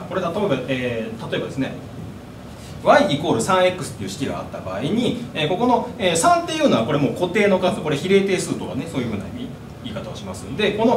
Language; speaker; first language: Japanese; native; Japanese